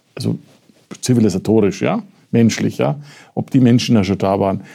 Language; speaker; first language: German; native; German